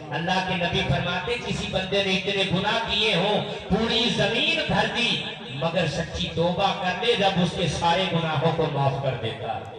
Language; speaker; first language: Urdu; non-native, local second language; Punjabi